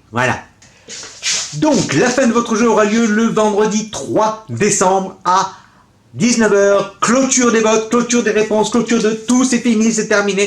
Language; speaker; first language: French; native; French